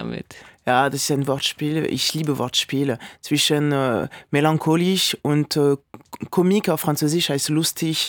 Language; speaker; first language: German; non-native, fluent; French